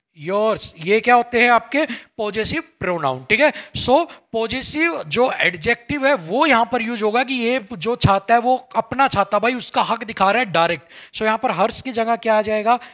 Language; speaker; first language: Hindi; native; Hindi